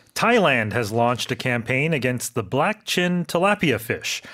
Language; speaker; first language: English; native; English